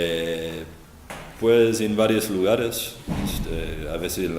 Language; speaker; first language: Spanish; non-native, fluent; English